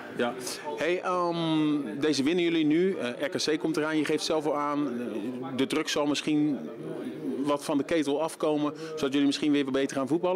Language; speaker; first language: Dutch; native; Dutch